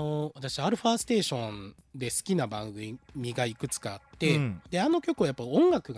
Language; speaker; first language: Japanese; native; Japanese